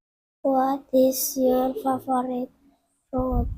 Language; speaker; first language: English; non-native, learner; Indonesian